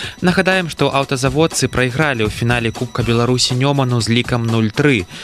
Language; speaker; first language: Belarusian; native; Belarusian